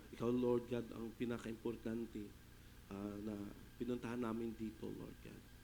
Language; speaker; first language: Filipino; non-native, local second language; Hiligaynon